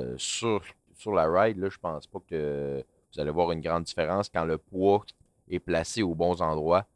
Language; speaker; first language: French; native; French